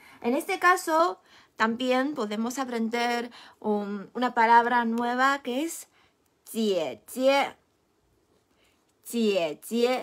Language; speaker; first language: Spanish; non-native, fluent; Chinese